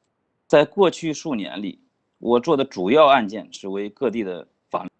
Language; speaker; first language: Chinese; native; Chinese